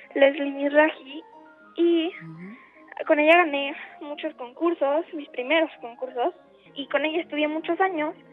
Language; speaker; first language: Spanish; native; Spanish